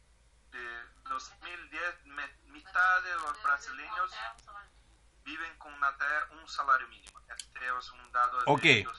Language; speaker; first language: Spanish; non-native, fluent; Portuguese